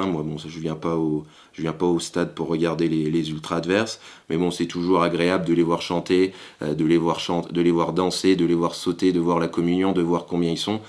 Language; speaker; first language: French; native; French